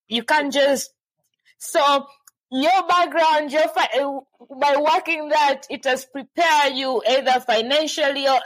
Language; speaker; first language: English; non-native, local second language; Swahili